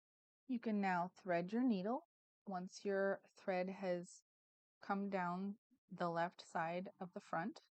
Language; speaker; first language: English; native; English